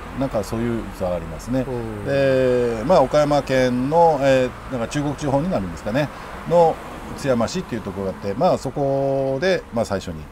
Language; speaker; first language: Japanese; native; Japanese